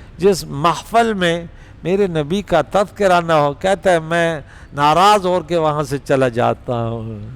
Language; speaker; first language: Urdu; non-native, local second language; Pashto